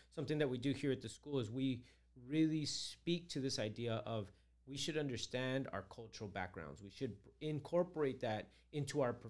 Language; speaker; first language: English; early bilingual, other home language; Spanish